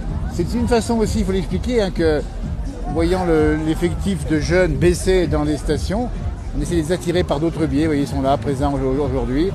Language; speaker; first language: French; native; French